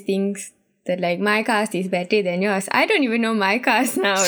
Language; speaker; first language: English; non-native, local second language; Tamil